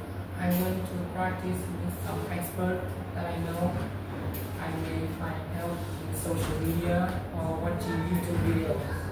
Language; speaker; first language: English; non-native, learner; Vietnamese